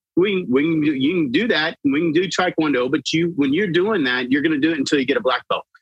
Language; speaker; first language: English; native; English